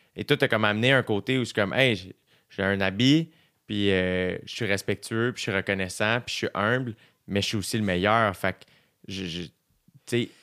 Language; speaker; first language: French; native; French